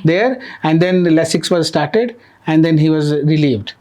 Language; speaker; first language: English; non-native, local second language; Bangla